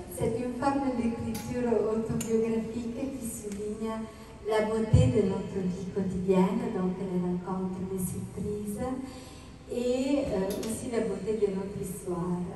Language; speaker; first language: French; non-native, fluent; Italian